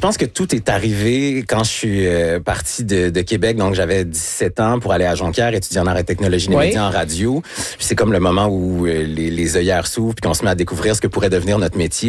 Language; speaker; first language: French; native; French